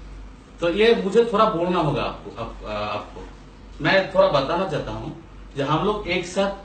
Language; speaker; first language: Hindi; non-native, local second language; Bangla